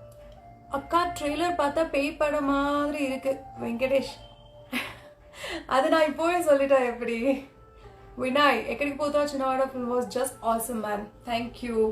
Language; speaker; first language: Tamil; non-native, local second language; Kannada